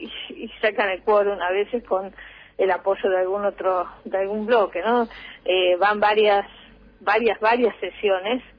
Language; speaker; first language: Spanish; native; Spanish